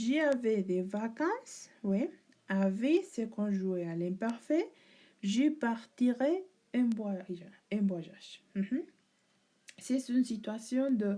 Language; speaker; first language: French; non-native, learner; Spanish